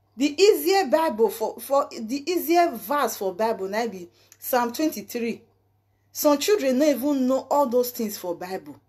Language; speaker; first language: Nigerian Pidgin; native; Nigerian Pidgin